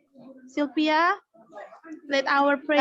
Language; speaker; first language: English; non-native, learner; Indonesian